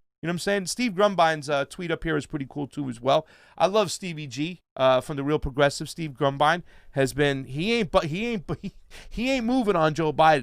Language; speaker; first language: English; native; English